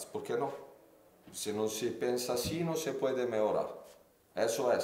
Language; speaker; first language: Spanish; non-native, fluent; Italian